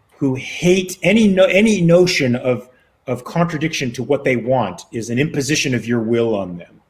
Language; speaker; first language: English; native; English